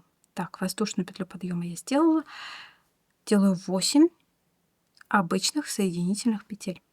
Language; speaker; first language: Russian; native; Russian